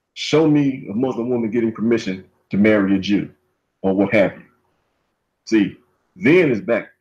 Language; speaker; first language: English; native; English